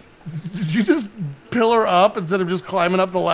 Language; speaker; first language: English; native; English